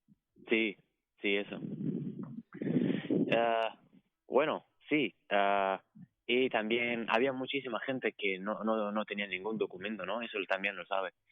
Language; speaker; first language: Spanish; non-native, fluent; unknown